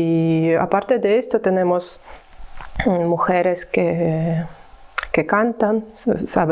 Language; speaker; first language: Spanish; non-native, learner; Ukrainian